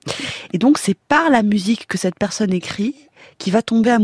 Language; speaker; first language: French; native; French